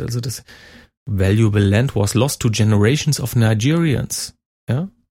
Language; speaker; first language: German; native; German